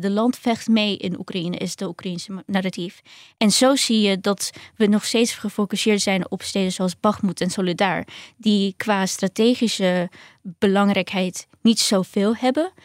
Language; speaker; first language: Dutch; early bilingual, other home language; Ukrainian